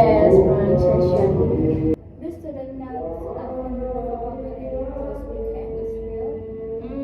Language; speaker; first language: English; non-native, learner; Indonesian